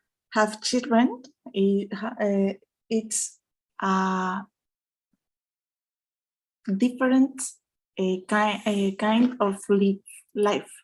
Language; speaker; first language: English; non-native, learner; Spanish